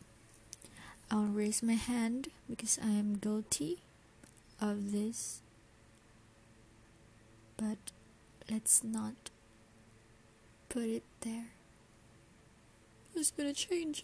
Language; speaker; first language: English; non-native, local second language; Filipino